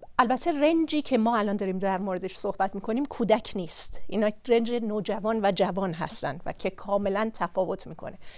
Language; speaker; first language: Persian; native; Persian